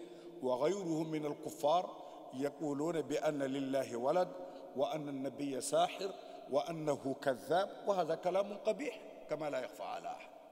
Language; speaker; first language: Arabic; non-native, fluent; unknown